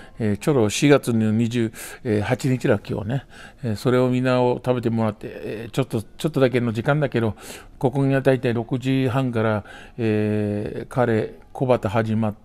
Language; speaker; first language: Japanese; non-native, fluent; English